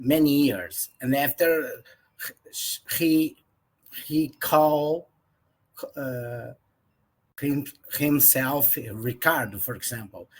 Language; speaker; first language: English; non-native, learner; Portuguese